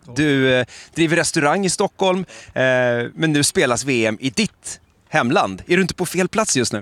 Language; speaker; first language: Swedish; native; Swedish